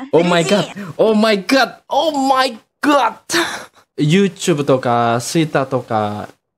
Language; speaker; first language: Japanese; non-native, learner; Indonesian